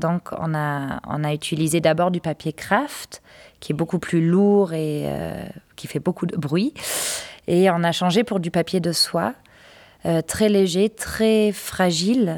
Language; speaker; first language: French; non-native, fluent; German